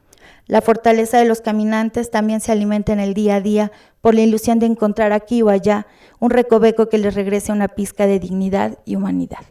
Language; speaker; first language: Spanish; native; Spanish